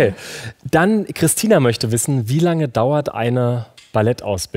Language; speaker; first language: German; native; German